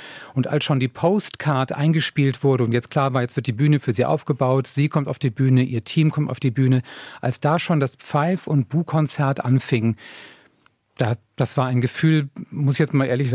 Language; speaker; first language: German; native; German